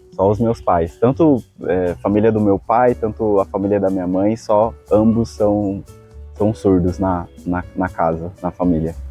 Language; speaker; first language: Portuguese; native; Portuguese